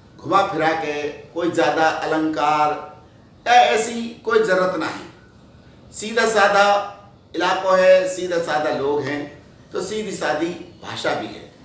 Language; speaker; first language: Hindi; native; Hindi